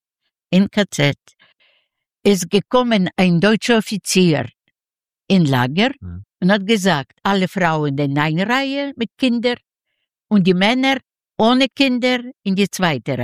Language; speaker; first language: German; non-native, learner; Yiddish